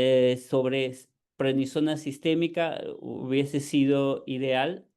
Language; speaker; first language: Spanish; native; Spanish